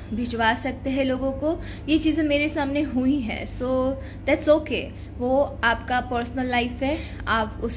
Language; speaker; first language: Hindi; non-native, local second language; Gujarati